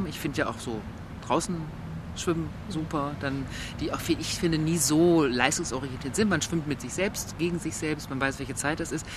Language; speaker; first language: German; native; German